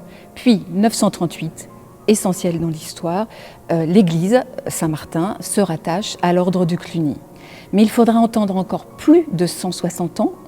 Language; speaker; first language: French; native; French